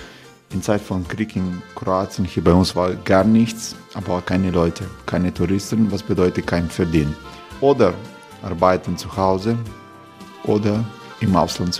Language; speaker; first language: German; non-native, fluent; Croatian